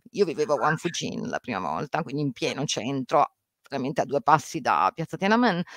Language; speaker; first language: Italian; native; Italian